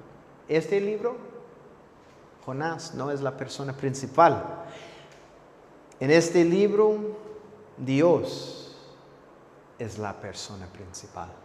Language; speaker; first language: Spanish; non-native, fluent; English